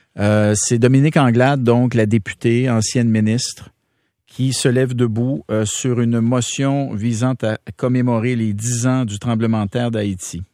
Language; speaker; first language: French; native; French